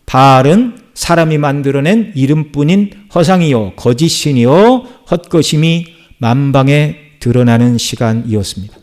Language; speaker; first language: Korean; native; Korean